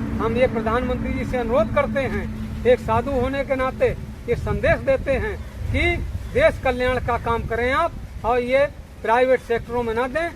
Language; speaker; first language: Hindi; native; Hindi